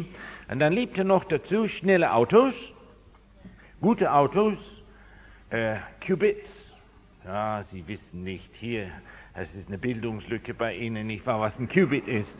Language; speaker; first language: German; non-native, fluent; English